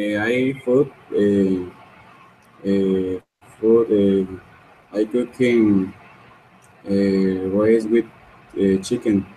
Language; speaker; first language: English; non-native, learner; Spanish